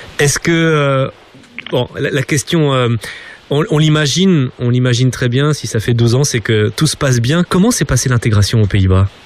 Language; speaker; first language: French; native; French